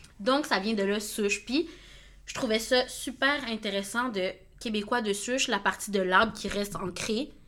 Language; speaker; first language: French; native; French